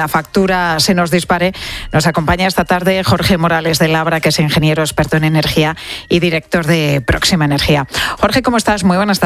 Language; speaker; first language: Spanish; native; Spanish